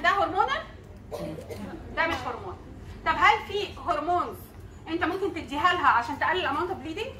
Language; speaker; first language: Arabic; native; Arabic